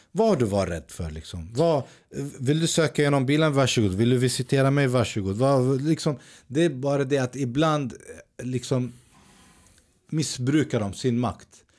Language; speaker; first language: Swedish; early bilingual, other home language; Arabic